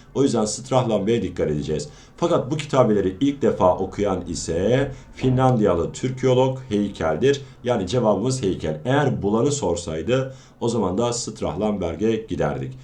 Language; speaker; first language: Turkish; native; Turkish